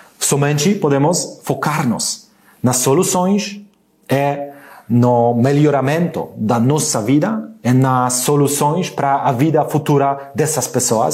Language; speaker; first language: Portuguese; non-native, learner; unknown